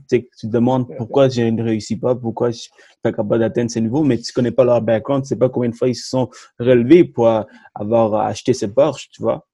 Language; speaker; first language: French; early bilingual, other home language; Tamil